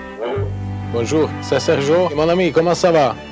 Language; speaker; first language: French; non-native, learner; Italian